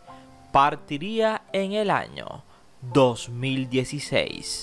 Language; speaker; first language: Spanish; native; Spanish